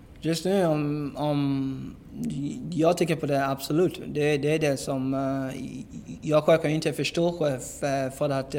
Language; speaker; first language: Swedish; non-native, fluent; English